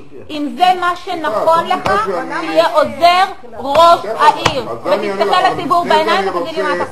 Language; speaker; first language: Hebrew; native; Hebrew